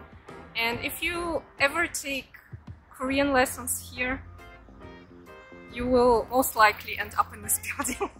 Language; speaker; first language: English; non-native, fluent; German